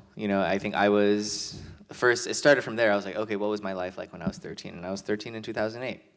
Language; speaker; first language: English; native; English